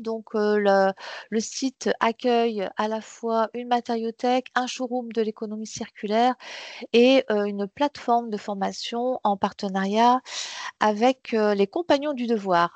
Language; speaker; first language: French; native; French